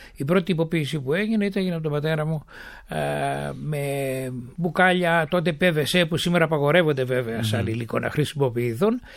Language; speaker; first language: Greek; native; Greek